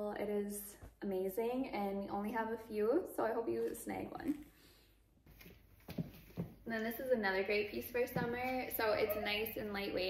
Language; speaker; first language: English; native; English